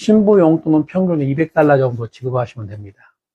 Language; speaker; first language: Korean; native; Korean